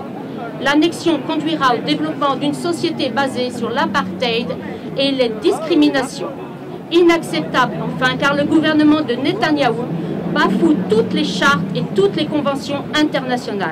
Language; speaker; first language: French; native; French